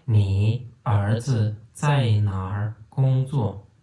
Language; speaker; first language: Chinese; non-native, fluent; Turkmen